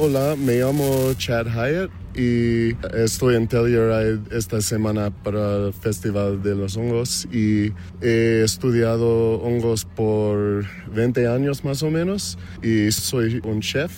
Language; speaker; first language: Spanish; non-native, fluent; English